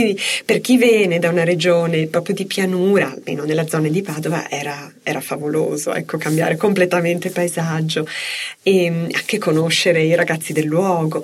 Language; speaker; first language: Italian; native; Italian